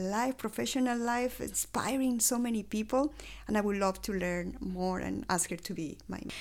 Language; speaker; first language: English; non-native, fluent; Spanish